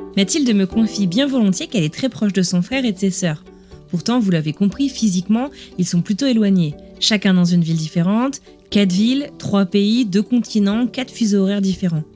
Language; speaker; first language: French; native; French